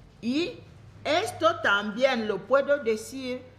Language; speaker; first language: Spanish; non-native, fluent; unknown